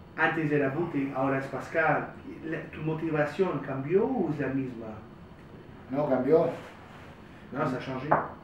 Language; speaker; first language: Spanish; non-native, fluent; French